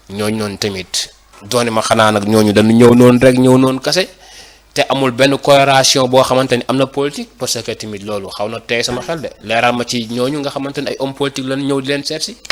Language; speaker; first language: Wolof; native; Wolof